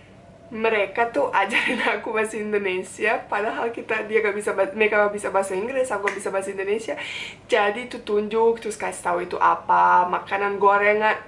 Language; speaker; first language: Indonesian; non-native, fluent; Bosnian